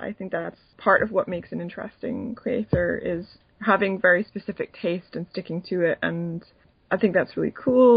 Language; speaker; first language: English; native; English